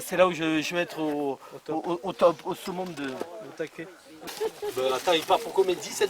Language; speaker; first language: French; native; French